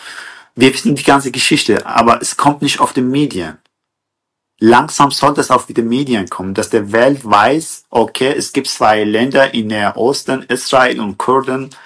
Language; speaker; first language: German; non-native, fluent; Kurdish